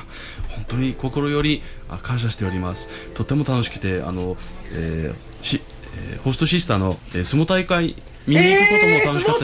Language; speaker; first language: Japanese; non-native, fluent; English